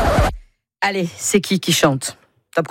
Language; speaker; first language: French; native; French